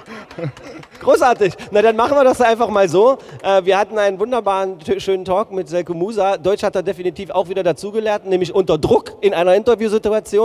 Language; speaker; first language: German; native; German